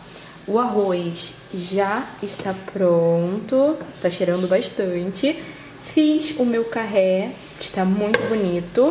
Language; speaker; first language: Portuguese; native; Portuguese